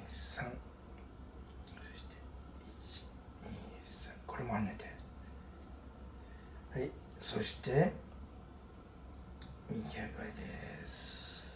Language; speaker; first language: Japanese; native; Japanese